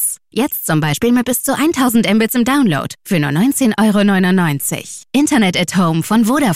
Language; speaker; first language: German; native; German